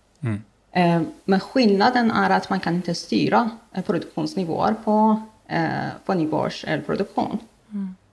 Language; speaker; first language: Swedish; non-native, fluent; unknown